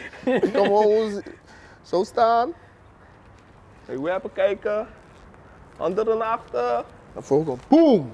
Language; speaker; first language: Dutch; non-native, local second language; Papiamento